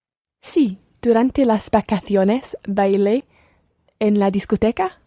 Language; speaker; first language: Spanish; non-native, learner; English